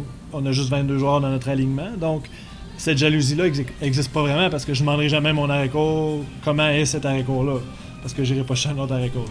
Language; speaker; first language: French; native; French